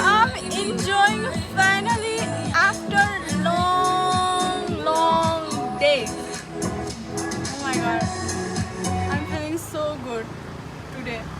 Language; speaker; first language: English; non-native, learner; Nepali